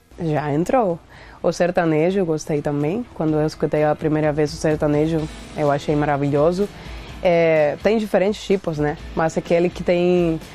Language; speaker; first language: Portuguese; non-native, fluent; Spanish